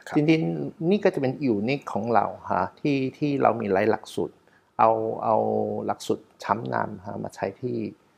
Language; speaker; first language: Thai; non-native, fluent; Chinese